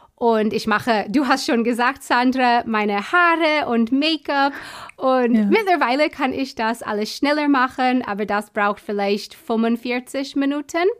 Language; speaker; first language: German; non-native, fluent; English